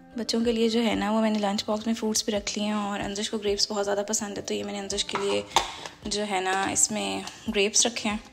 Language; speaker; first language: Urdu; native; Urdu